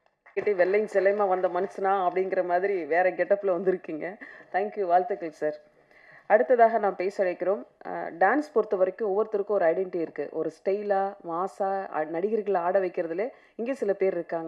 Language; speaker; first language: Tamil; native; Tamil